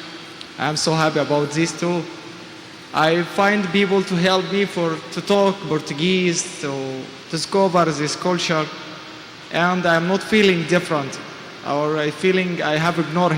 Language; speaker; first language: English; non-native, fluent; Arabic